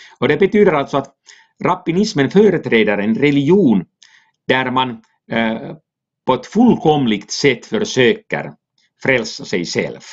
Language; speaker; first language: Swedish; non-native, local second language; Finnish